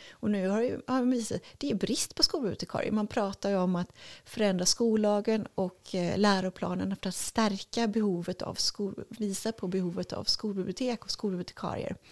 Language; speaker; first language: Swedish; native; Swedish